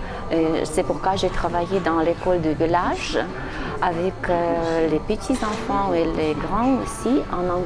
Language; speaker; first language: French; non-native, fluent; Russian